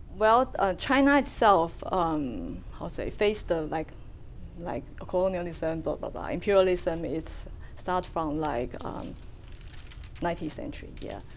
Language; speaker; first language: English; non-native, fluent; Chinese